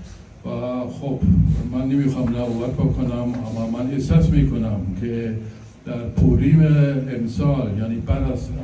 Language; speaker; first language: Persian; non-native, fluent; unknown